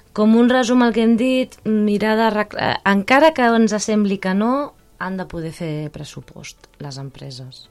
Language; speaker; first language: Catalan; native; Catalan